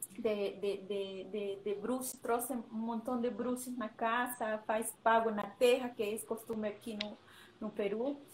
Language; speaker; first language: Portuguese; non-native, learner; Spanish